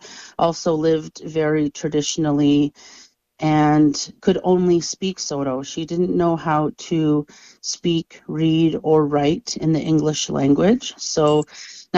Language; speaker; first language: English; non-native, fluent; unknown